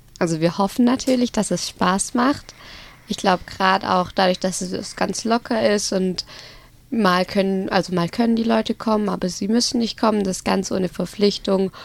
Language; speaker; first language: German; native; German